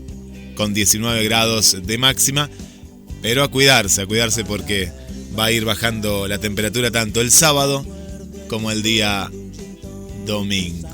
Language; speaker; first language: Spanish; native; Spanish